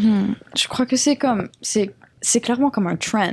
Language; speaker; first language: French; non-native, local second language; English